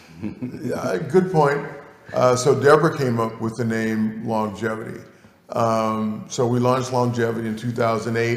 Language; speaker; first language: English; native; English